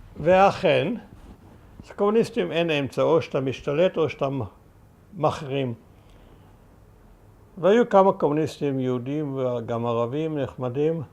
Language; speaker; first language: Hebrew; early bilingual, other home language; German